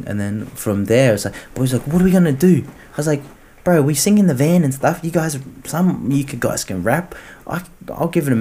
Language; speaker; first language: English; native; English